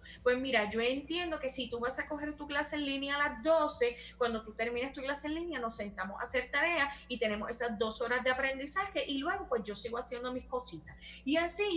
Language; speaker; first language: Spanish; native; Spanish